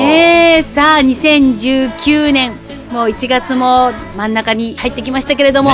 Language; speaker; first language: Japanese; native; Japanese